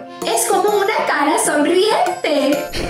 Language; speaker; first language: Spanish; non-native, fluent; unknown